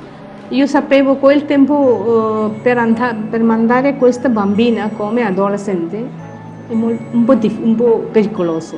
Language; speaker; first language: Italian; non-native, learner; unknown